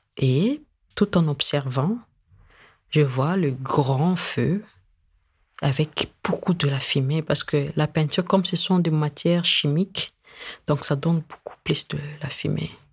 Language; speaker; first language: French; non-native, local second language; Lingala